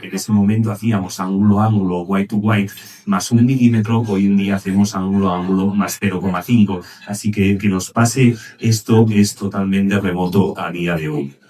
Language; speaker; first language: Spanish; native; Spanish